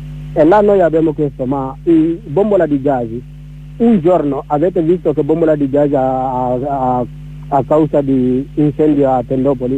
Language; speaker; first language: Italian; non-native, learner; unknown